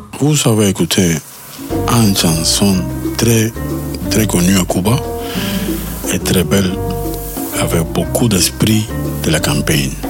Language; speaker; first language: French; non-native, learner; Spanish